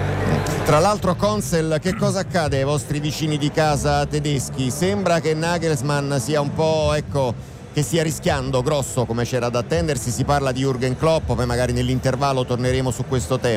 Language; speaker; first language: Italian; native; Italian